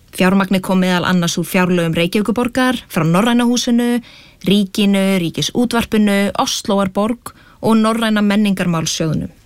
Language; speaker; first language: Icelandic; native; Icelandic